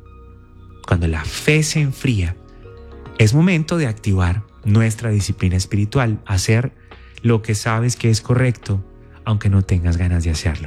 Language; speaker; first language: Spanish; native; Spanish